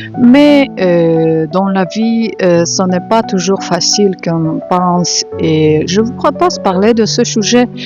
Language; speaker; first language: French; non-native, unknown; Ukrainian